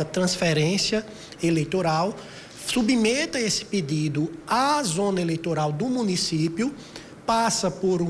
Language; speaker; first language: Portuguese; native; Portuguese